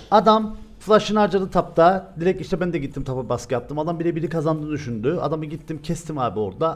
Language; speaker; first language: Turkish; native; Turkish